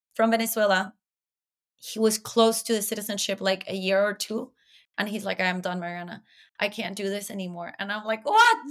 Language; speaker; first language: English; non-native, fluent; Spanish